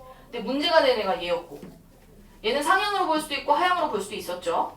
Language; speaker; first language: Korean; native; Korean